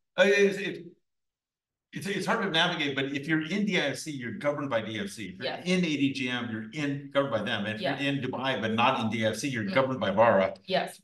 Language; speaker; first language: English; native; English